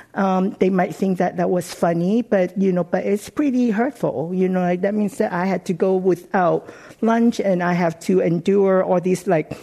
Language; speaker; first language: English; non-native, local second language; Cantonese